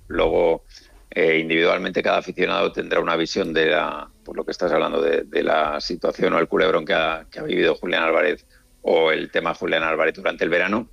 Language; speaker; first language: Spanish; native; Spanish